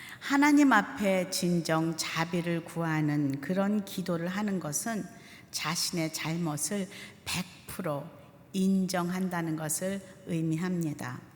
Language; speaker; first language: Korean; native; Korean